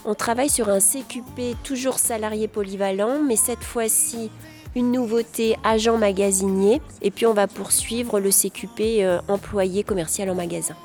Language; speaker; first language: French; native; French